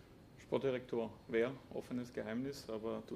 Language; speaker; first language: German; native; German